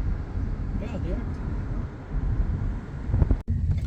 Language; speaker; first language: English; non-native, learner; Arabic